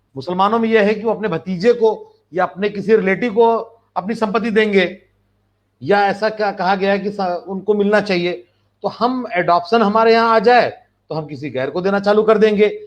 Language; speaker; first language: Hindi; native; Hindi